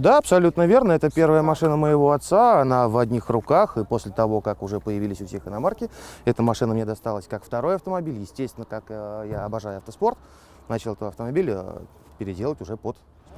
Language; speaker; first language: Russian; native; Russian